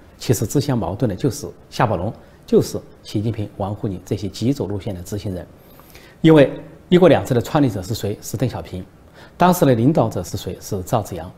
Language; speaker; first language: Chinese; native; Chinese